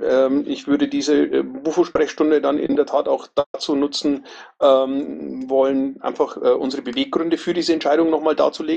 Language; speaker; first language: German; native; German